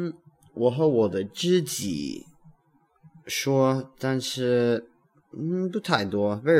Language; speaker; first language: Chinese; non-native, learner; English